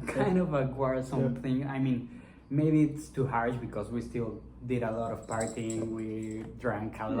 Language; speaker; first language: English; non-native, fluent; Spanish